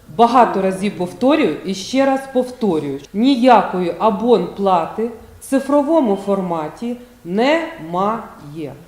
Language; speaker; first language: Ukrainian; native; Ukrainian